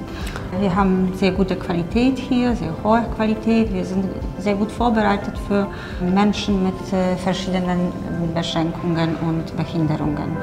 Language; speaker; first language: German; non-native, fluent; Polish